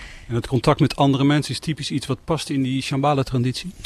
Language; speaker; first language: Dutch; native; Dutch